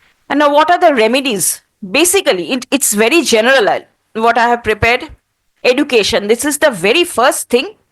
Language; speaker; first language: English; non-native, local second language; Bangla